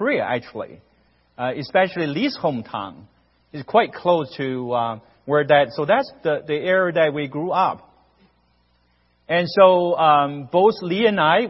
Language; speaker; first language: English; non-native, fluent; Chinese